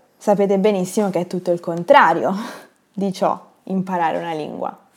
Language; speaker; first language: Italian; native; Italian